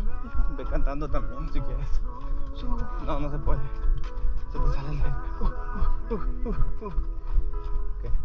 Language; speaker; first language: Spanish; native; Spanish